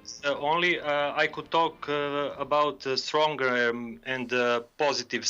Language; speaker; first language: English; non-native, learner; Serbian